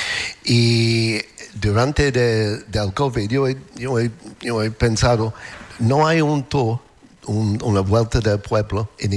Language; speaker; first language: Spanish; non-native, learner; English